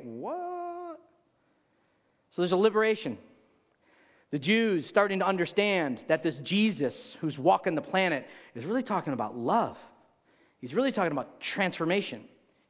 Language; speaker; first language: English; native; English